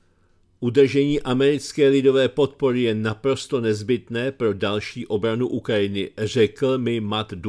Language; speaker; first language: Czech; native; Czech